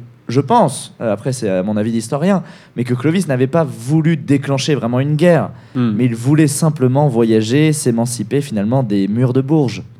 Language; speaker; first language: French; native; French